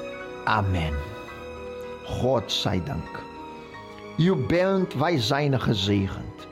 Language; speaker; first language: Dutch; non-native, local second language; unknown